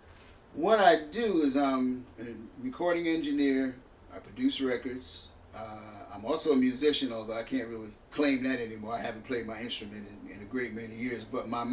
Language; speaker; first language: English; native; English